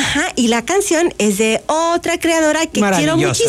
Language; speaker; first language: Spanish; native; Spanish